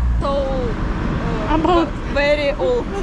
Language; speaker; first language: English; non-native, learner; Russian